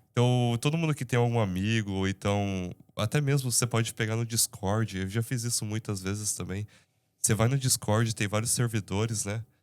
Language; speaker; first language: Portuguese; native; Portuguese